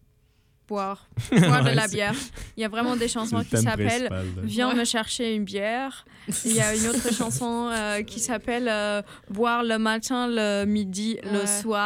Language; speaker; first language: French; non-native, fluent; German